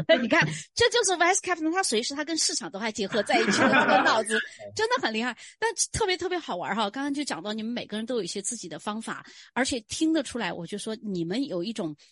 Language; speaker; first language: Chinese; native; Chinese